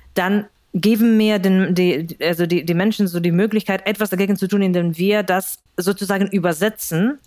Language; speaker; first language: German; non-native, fluent; Spanish